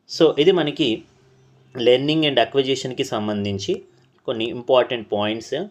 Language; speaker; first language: Telugu; non-native, local second language; Urdu